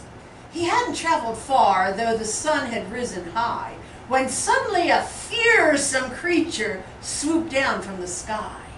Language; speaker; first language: English; native; English